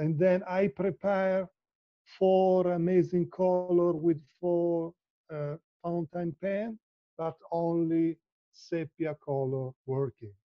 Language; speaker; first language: English; non-native, learner; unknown